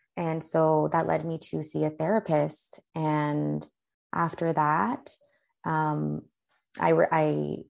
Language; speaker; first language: English; early bilingual, other home language; Spanish